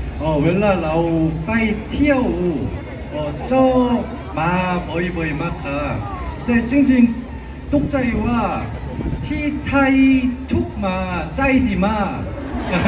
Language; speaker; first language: Thai; non-native, learner; Korean